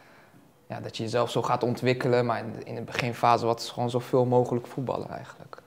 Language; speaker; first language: Dutch; native; Dutch